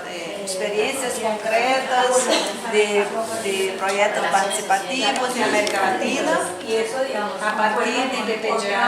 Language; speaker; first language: Spanish; non-native, learner; Portuguese